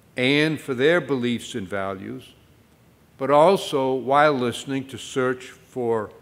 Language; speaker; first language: English; native; English